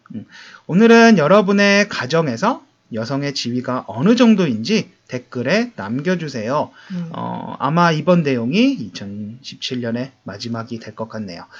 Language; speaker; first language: Korean; native; Korean